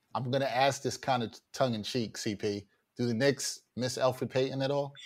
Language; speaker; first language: English; native; English